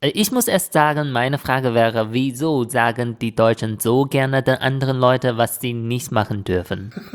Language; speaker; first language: German; non-native, fluent; Chinese